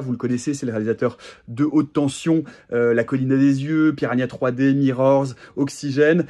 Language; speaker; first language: French; native; French